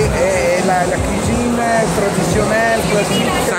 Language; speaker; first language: French; non-native, learner; Italian